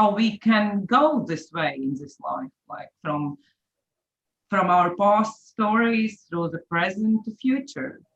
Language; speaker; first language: English; non-native, fluent; Latvian